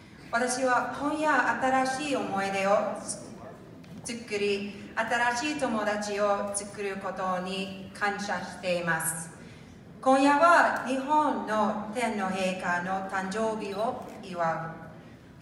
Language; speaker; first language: Japanese; non-native, learner; English